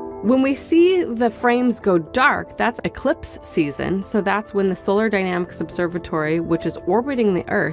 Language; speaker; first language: English; native; English